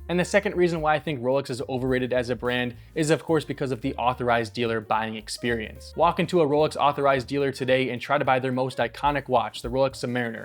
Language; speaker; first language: English; native; English